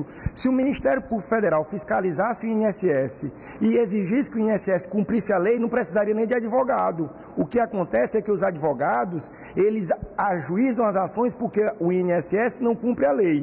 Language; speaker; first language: Portuguese; native; Portuguese